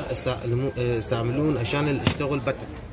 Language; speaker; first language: Arabic; non-native, learner; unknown